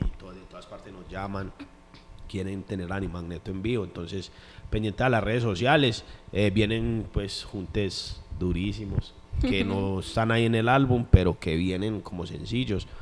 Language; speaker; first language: Spanish; native; Spanish